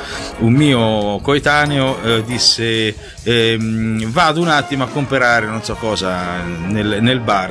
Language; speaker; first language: Italian; native; Italian